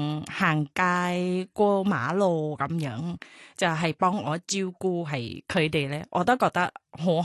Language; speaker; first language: Cantonese; non-native, learner; Thai